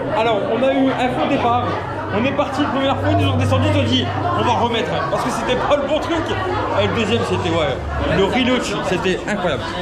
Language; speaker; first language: French; native; French